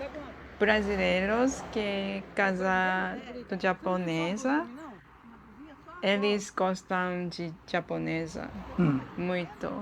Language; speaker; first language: Portuguese; non-native, learner; Japanese